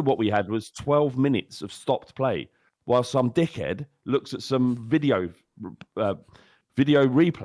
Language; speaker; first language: English; native; English